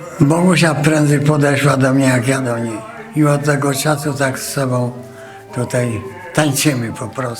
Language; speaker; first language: Polish; native; Polish